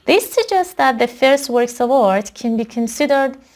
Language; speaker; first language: English; non-native, fluent; Persian